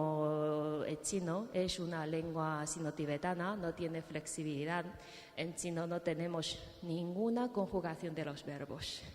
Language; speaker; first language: Spanish; non-native, fluent; Chinese